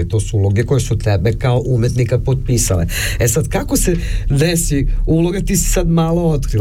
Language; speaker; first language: Serbian; native; Serbian